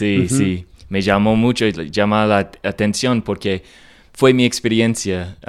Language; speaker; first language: Spanish; non-native, learner; English